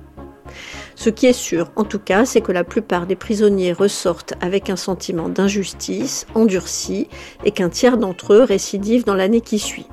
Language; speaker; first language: French; native; French